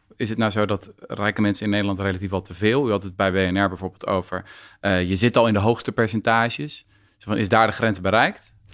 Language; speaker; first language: Dutch; native; Dutch